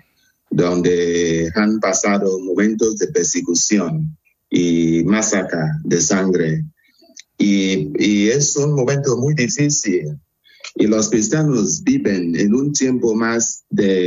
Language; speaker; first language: Spanish; non-native, fluent; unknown